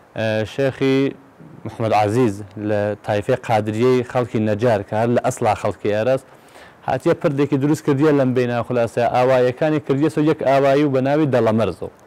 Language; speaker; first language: Central Kurdish; non-native, local second language; Gurani